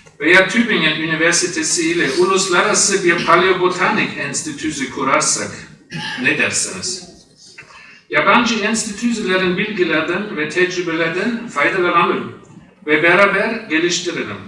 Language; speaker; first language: Turkish; non-native, fluent; German